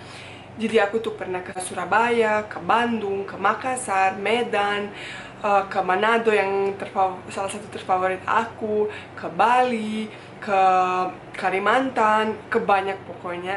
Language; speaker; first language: Indonesian; non-native, fluent; Bosnian